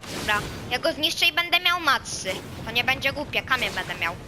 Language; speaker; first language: Polish; native; Polish